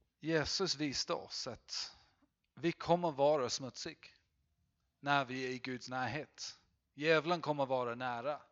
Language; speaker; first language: Swedish; non-native, fluent; English